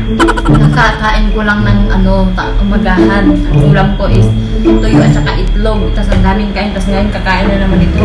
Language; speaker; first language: Filipino; non-native, local second language; Cebuano